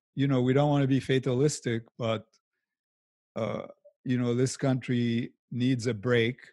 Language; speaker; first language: English; non-native, fluent; Arabic